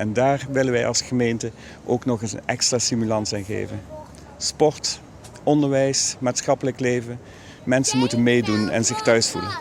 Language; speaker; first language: Dutch; native; Dutch